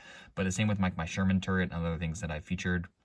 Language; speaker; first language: English; native; English